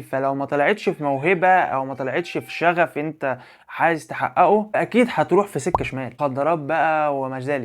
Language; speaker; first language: Arabic; native; Arabic